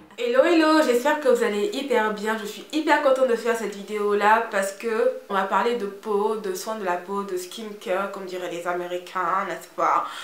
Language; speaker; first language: French; native; French